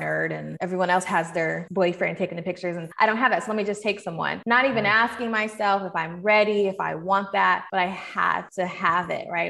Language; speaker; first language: English; native; English